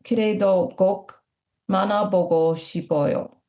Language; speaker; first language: Korean; non-native, learner; English